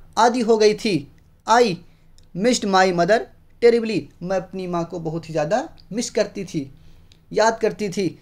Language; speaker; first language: Hindi; native; Hindi